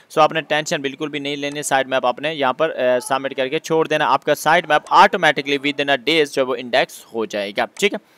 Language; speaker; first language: Urdu; non-native, local second language; Punjabi